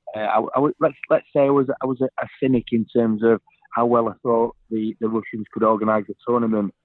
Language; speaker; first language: English; native; English